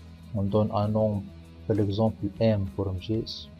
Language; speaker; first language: French; non-native, local second language; Arabic